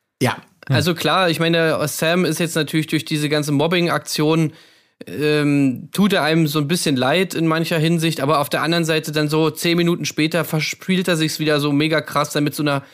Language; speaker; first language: German; native; German